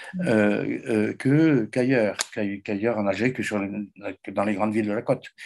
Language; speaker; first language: French; native; French